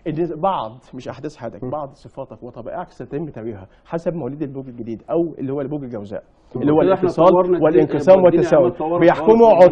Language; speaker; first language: Arabic; native; Arabic